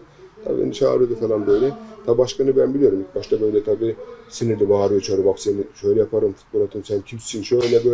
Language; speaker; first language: Turkish; native; Turkish